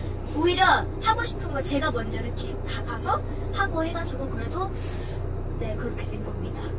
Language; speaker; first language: Korean; early bilingual, other home language; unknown